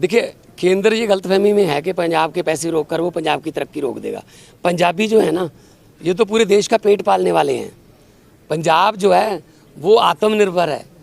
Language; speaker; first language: Hindi; non-native, local second language; Punjabi